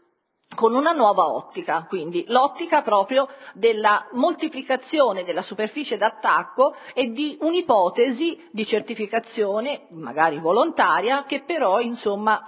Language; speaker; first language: Italian; native; Italian